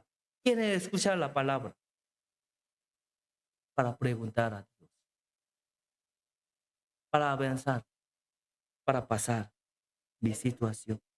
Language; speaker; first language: Spanish; non-native, learner; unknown